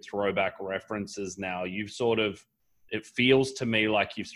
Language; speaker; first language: English; native; English